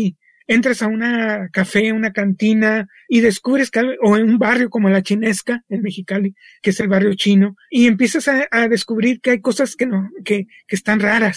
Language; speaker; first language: Spanish; native; Spanish